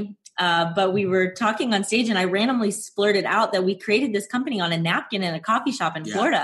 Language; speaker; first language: English; native; English